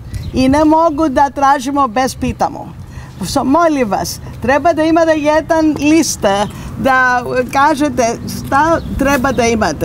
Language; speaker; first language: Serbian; non-native, learner; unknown